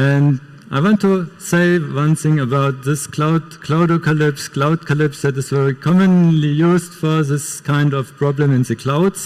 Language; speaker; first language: English; non-native, fluent; German